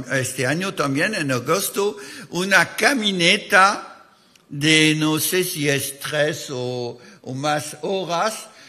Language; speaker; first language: Spanish; non-native, fluent; French